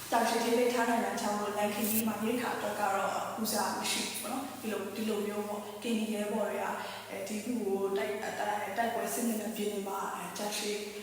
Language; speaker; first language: Burmese; non-native, local second language; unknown